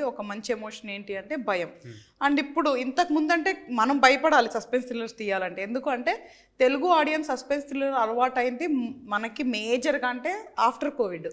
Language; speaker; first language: Telugu; native; Telugu